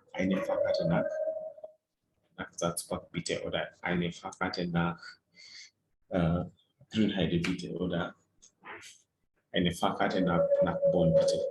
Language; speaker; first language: German; non-native, fluent; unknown